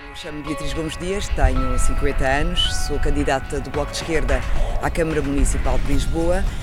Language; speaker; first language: Portuguese; early bilingual, other home language; French